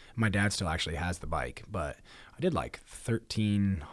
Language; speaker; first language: English; native; English